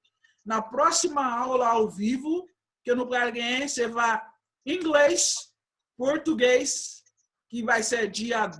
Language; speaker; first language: Portuguese; non-native, fluent; Haitian Creole